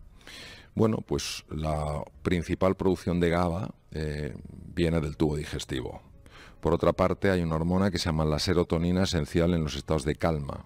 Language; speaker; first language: Spanish; native; Spanish